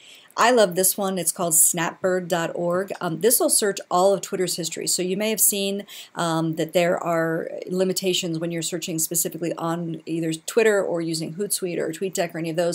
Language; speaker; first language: English; native; English